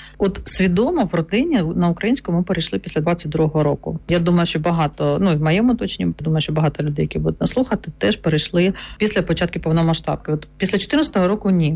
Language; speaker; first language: Ukrainian; non-native, local second language; Russian